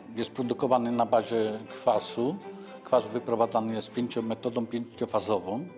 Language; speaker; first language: Polish; native; Polish